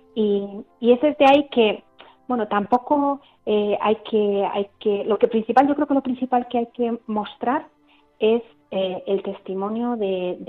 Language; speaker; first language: Spanish; native; Spanish